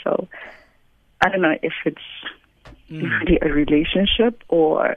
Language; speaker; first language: English; non-native, local second language; Swati